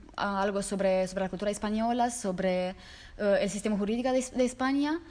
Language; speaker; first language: Spanish; non-native, fluent; Romanian